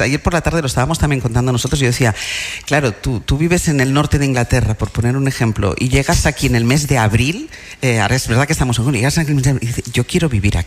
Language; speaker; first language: Spanish; native; Spanish